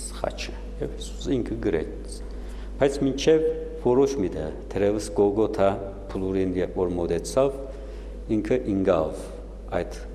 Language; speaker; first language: Armenian; native; Armenian